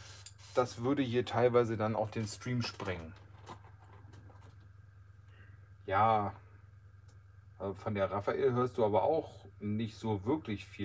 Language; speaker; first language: German; native; German